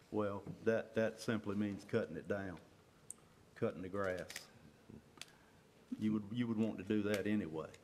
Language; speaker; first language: English; native; English